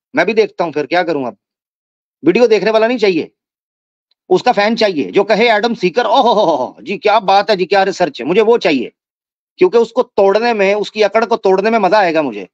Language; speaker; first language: Hindi; native; Hindi